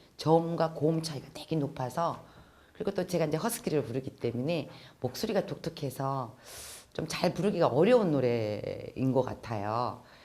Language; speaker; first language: Korean; native; Korean